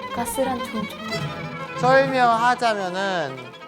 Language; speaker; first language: Korean; non-native, fluent; Spanish